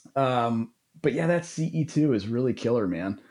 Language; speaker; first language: English; early bilingual, other home language; Italian